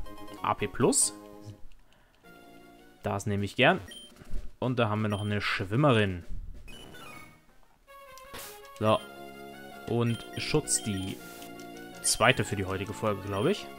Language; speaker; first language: German; native; German